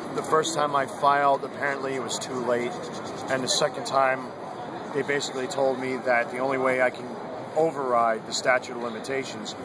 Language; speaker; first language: English; native; English